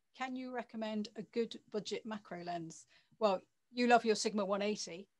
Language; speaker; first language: English; native; English